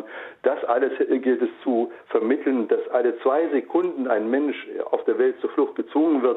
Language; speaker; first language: German; native; German